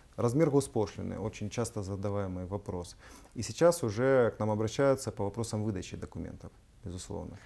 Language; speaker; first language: Russian; native; Russian